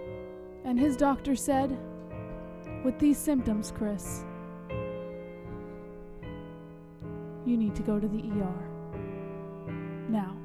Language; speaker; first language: English; native; English